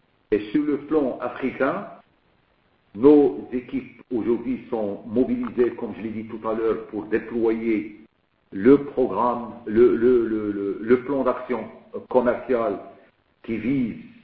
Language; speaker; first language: French; non-native, local second language; Arabic